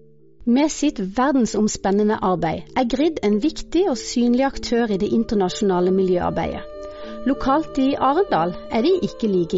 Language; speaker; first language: Norwegian; native; Norwegian